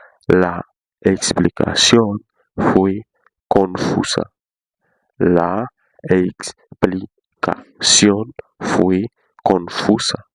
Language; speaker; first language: Spanish; non-native, fluent; Haitian Creole